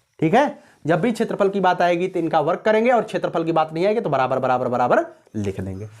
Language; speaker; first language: Hindi; native; Hindi